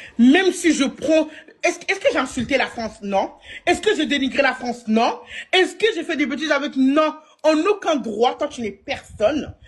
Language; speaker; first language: French; early bilingual, other home language; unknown